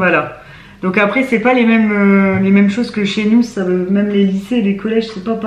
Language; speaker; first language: French; native; French